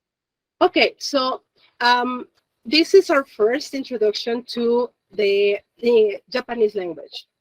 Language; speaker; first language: English; non-native, fluent; Spanish